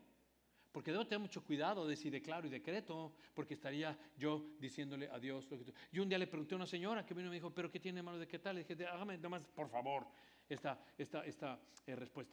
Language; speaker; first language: Spanish; native; Spanish